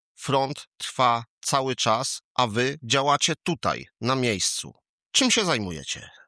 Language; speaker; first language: Polish; native; Polish